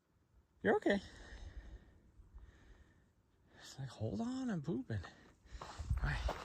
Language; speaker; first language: English; native; English